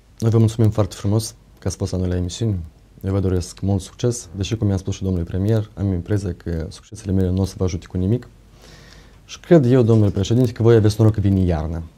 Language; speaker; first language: Romanian; native; Romanian